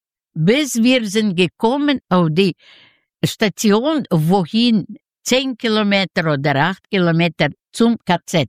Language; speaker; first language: German; non-native, learner; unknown